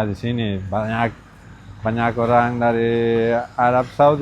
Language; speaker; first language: Indonesian; non-native, learner; Catalan